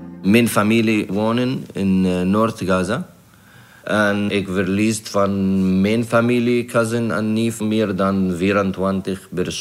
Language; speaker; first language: Dutch; non-native, learner; Arabic